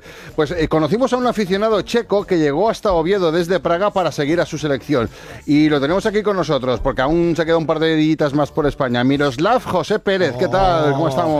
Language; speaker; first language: Spanish; native; Spanish